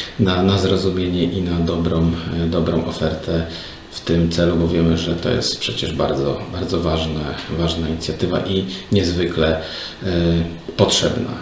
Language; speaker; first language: Polish; native; Polish